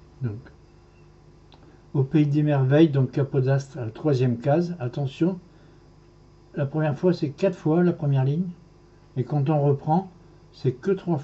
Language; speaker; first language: French; native; French